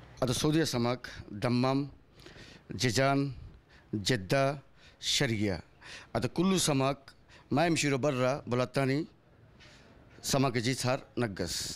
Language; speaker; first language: Arabic; non-native, learner; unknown